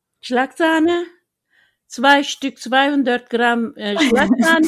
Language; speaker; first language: German; non-native, learner; Turkish